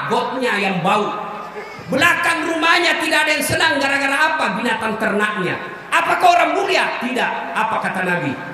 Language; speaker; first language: Indonesian; non-native, local second language; Buginese